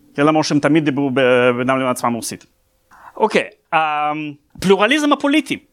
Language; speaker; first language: Hebrew; non-native, fluent; Russian